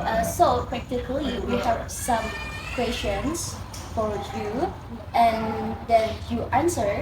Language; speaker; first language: English; non-native, learner; Indonesian